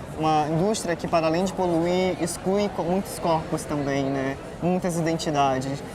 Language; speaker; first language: Portuguese; non-native, local second language; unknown